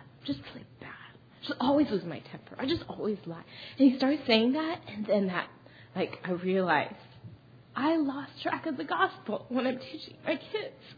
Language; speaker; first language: English; early bilingual, other home language; Chinese